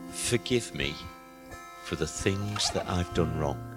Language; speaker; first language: English; native; English